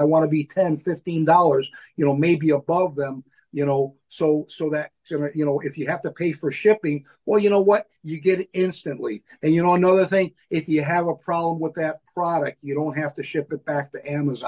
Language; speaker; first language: English; native; English